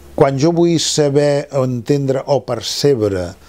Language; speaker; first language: Catalan; non-native, local second language; Spanish